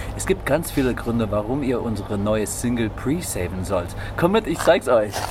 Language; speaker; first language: German; non-native, fluent; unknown